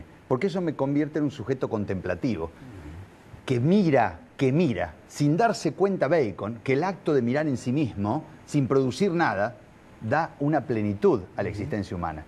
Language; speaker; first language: Spanish; native; Spanish